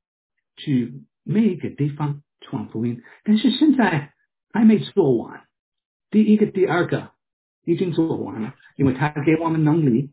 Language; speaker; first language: Chinese; non-native, fluent; English